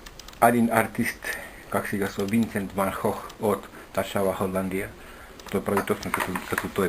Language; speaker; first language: Bulgarian; non-native, learner; Finnish